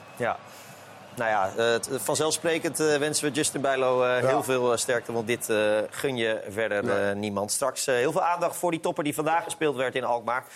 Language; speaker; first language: Dutch; native; Dutch